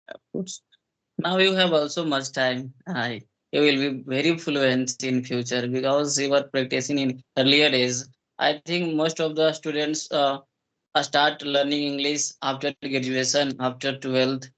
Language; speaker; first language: English; non-native, local second language; Hindi